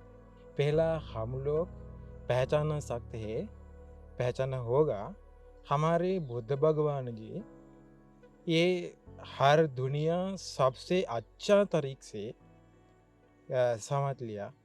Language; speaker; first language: Hindi; non-native, learner; Sinhala